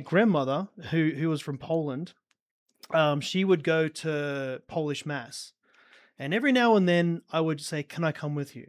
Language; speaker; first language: English; native; English